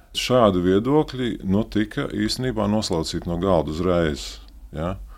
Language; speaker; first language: Latvian; native; Latvian